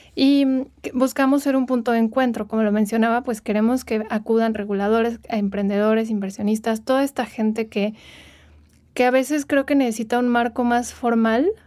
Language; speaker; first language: Spanish; native; Spanish